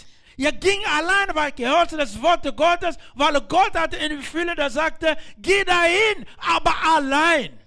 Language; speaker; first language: German; non-native, learner; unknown